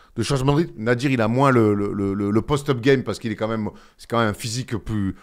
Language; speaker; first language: French; native; French